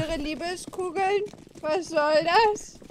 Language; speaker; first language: German; native; German